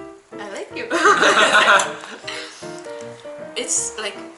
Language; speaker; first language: English; non-native, fluent; Czech